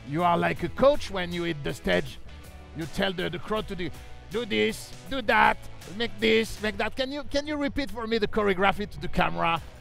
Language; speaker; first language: English; non-native, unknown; French